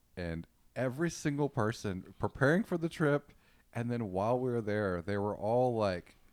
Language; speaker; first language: English; native; English